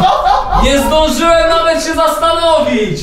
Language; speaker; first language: Polish; native; Polish